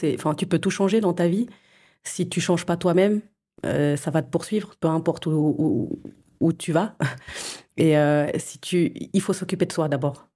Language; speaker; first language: French; early bilingual, other home language; Portuguese